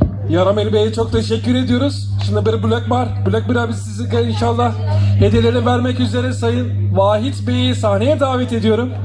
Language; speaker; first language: Turkish; native; Turkish